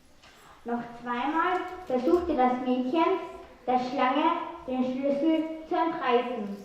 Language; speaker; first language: German; native; German